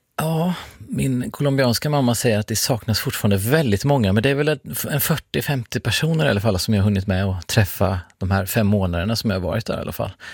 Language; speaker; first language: Swedish; native; Swedish